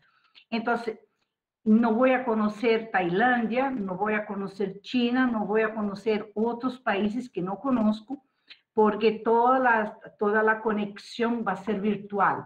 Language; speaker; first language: Spanish; non-native, fluent; Portuguese